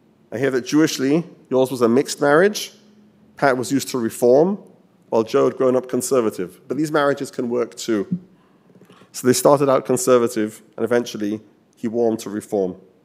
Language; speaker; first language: English; native; English